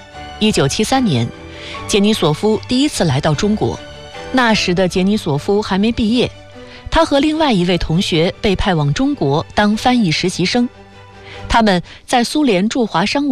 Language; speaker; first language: Chinese; native; Chinese